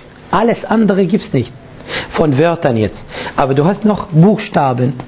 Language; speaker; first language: German; non-native, fluent; Arabic